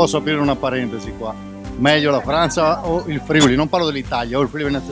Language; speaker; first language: Italian; native; Italian